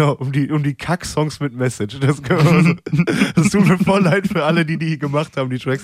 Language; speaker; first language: German; native; German